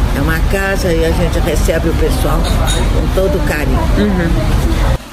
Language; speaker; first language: Portuguese; native; Portuguese